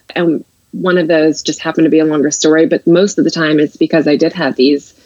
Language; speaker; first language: English; native; English